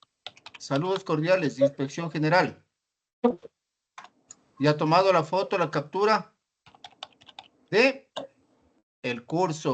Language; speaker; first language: Spanish; native; Spanish